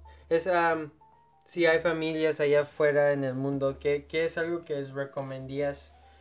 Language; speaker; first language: Spanish; early bilingual, heritage; Spanish